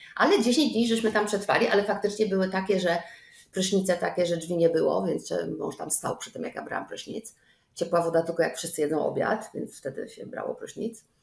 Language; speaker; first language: Polish; native; Polish